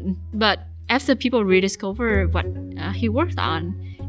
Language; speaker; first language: English; non-native, fluent; Vietnamese